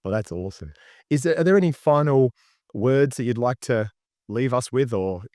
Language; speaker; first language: English; native; English